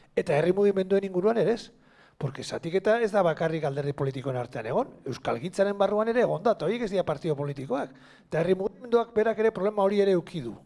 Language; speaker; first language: Basque; native; Basque